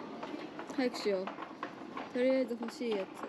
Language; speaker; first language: Japanese; native; Japanese